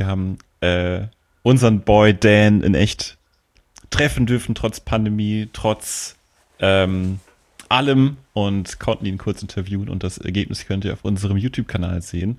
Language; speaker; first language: German; native; German